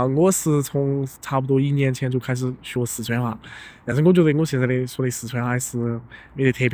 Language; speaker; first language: Chinese; non-native, fluent; English